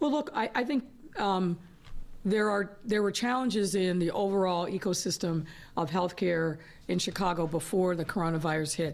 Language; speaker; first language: English; native; English